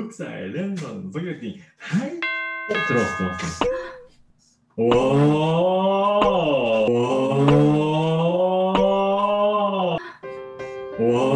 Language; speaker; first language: Japanese; non-native, fluent; Korean